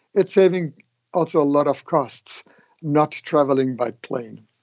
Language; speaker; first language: English; non-native, fluent; German